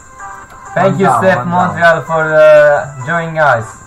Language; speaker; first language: English; non-native, learner; Italian